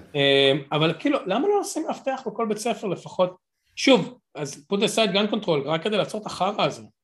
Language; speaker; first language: Hebrew; native; Hebrew